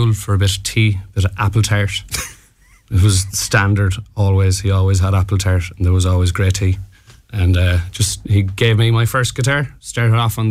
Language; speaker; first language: English; native; English